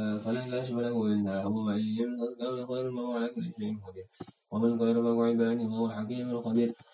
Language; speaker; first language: Arabic; non-native, learner; Indonesian